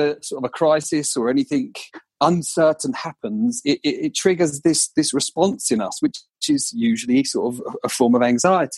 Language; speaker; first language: English; native; English